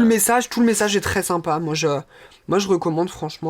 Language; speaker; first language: French; native; French